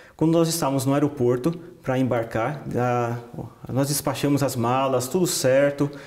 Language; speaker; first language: Portuguese; native; Portuguese